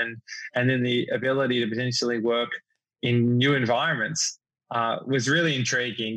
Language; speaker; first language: English; native; English